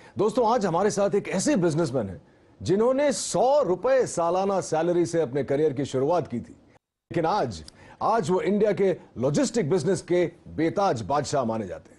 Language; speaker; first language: Hindi; native; Hindi